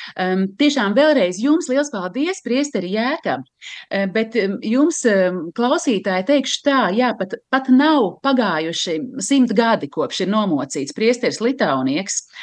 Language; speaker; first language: Latvian; native; Latvian